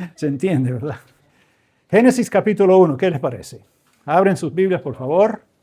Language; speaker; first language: Spanish; early bilingual, other home language; English